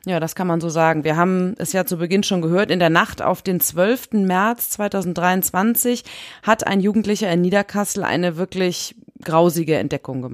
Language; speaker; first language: German; native; German